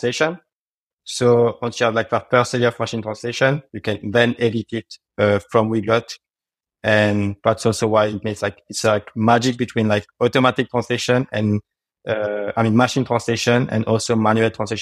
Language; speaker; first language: English; non-native, fluent; French